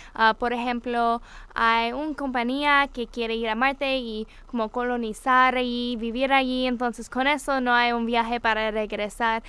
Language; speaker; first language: Spanish; non-native, learner; English